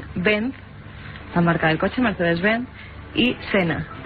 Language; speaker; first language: Spanish; native; Spanish